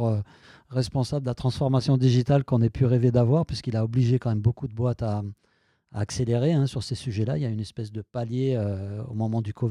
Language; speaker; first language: French; native; French